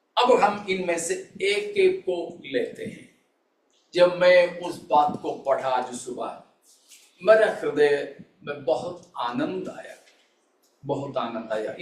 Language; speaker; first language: Hindi; non-native, local second language; Malayalam